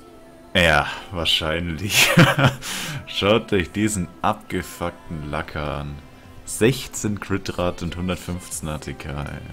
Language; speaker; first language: German; native; German